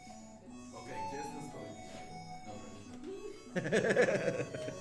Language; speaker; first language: Polish; native; Polish